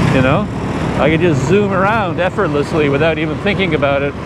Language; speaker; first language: English; native; English